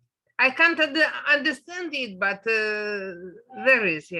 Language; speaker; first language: English; non-native, learner; Russian